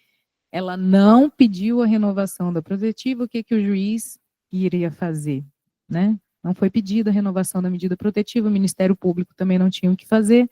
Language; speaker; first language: Portuguese; native; Portuguese